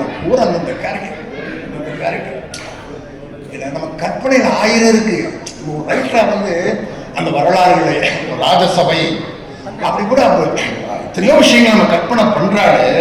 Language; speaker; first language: Tamil; native; Tamil